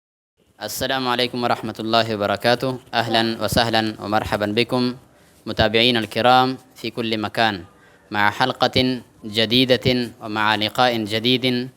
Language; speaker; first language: Arabic; non-native, fluent; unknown